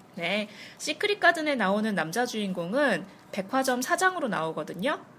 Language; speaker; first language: Korean; native; Korean